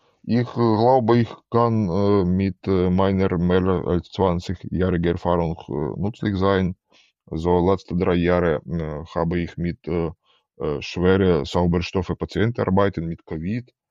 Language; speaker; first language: German; non-native, learner; Ukrainian